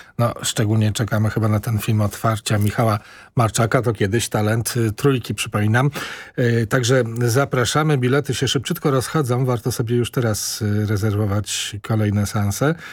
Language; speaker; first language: Polish; native; Polish